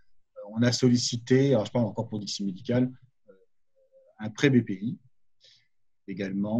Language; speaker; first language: French; native; French